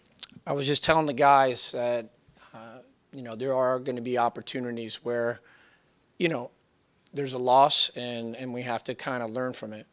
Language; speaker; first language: English; native; English